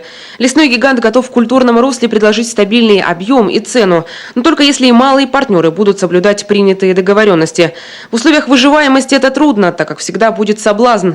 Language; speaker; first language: Russian; native; Russian